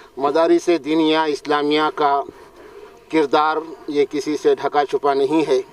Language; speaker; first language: Urdu; native; Urdu